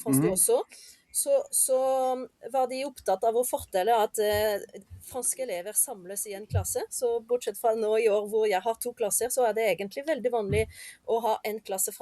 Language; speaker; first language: Norwegian; non-native, fluent; French